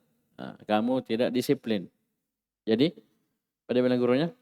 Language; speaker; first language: Indonesian; native; Indonesian